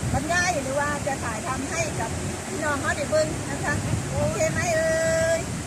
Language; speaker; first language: Thai; native; Thai